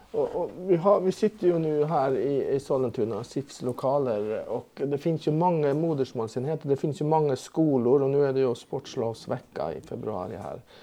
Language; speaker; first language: Swedish; non-native, fluent; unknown